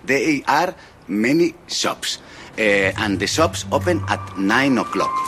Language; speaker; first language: English; non-native, learner; Spanish